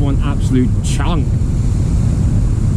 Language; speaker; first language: English; native; English